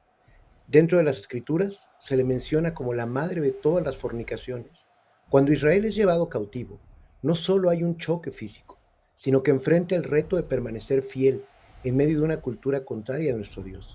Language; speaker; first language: Spanish; native; Spanish